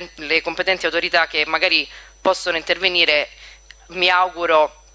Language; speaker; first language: Italian; native; Italian